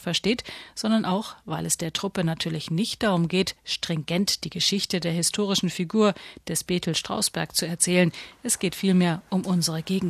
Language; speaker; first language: German; native; German